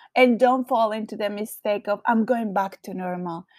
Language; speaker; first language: English; non-native, fluent; Spanish